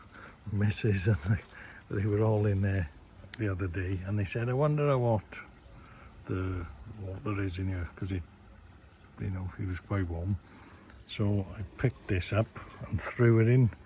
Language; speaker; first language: English; native; English